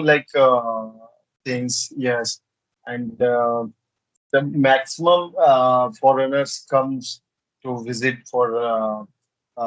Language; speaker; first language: English; non-native, learner; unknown